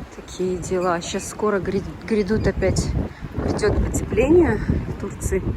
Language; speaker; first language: Russian; non-native, local second language; Tatar